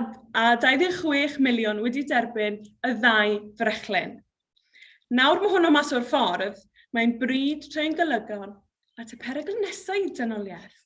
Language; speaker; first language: Welsh; native; Welsh